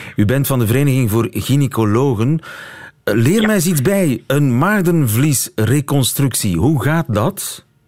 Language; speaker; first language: Dutch; native; Dutch